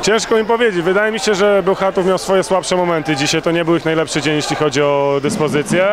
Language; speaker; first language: Polish; native; Polish